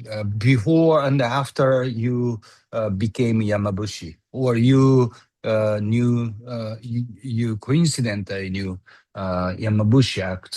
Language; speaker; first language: English; non-native, learner; Japanese